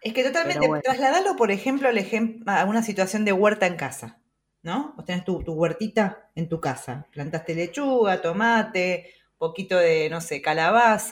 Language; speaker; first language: Spanish; native; Spanish